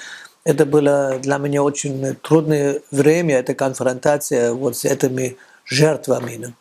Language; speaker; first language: Russian; non-native, fluent; German